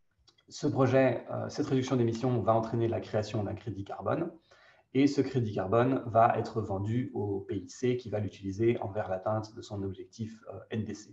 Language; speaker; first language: French; native; French